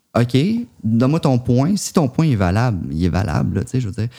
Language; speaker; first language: French; native; French